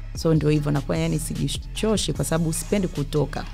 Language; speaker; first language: Swahili; native; Swahili